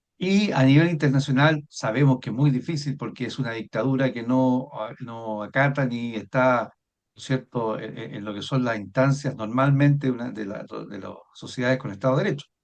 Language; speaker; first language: Spanish; native; Spanish